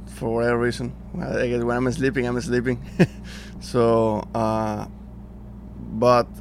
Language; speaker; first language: English; non-native, fluent; Spanish